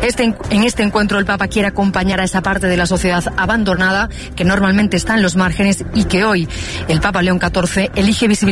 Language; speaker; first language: Spanish; native; Spanish